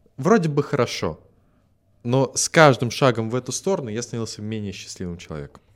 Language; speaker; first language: Russian; native; Russian